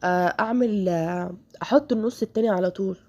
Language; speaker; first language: Arabic; native; Arabic